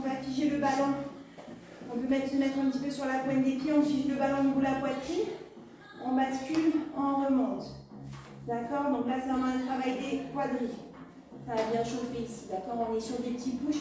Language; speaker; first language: French; native; French